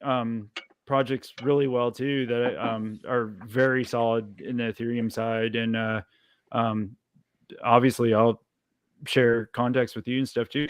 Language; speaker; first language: English; native; English